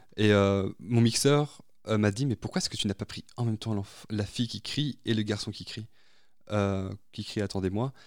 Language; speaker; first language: French; native; French